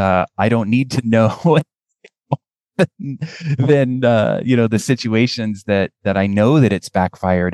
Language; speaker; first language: English; native; English